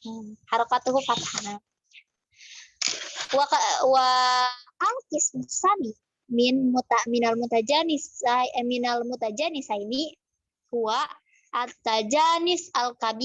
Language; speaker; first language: Arabic; non-native, learner; Indonesian